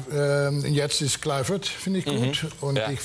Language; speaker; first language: German; non-native, learner; Dutch